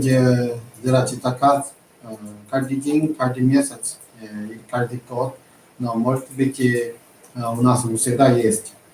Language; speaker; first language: Russian; non-native, learner; Chinese